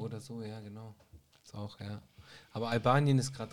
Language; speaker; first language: German; native; German